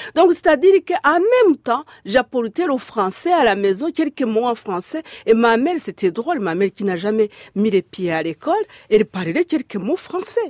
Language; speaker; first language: French; non-native, local second language; Kinyarwanda